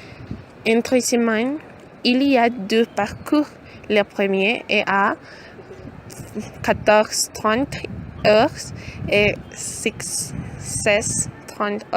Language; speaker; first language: French; non-native, learner; Spanish